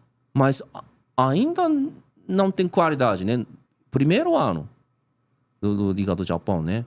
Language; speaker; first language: Portuguese; non-native, learner; Japanese